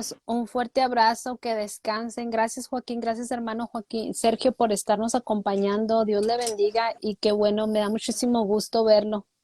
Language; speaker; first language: Spanish; native; Spanish